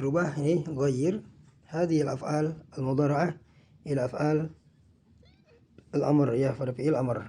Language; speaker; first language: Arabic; non-native, fluent; Indonesian